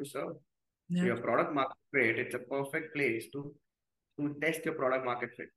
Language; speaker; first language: English; non-native, local second language; Gujarati